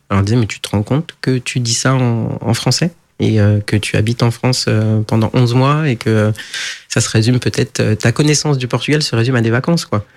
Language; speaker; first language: French; early bilingual, other home language; Portuguese